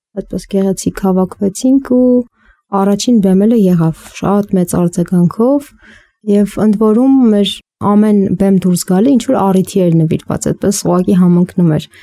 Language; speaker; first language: Armenian; native; Armenian